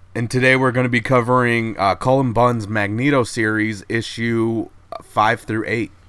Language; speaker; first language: English; native; English